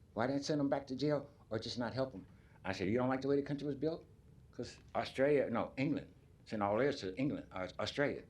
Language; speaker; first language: English; native; English